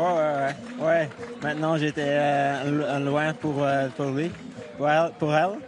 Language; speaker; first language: French; non-native, learner; Dutch